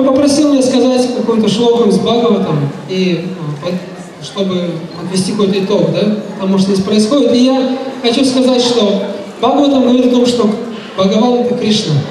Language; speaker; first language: Russian; native; Russian